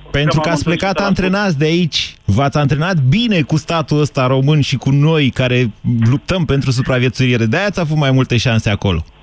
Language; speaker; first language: Romanian; native; Romanian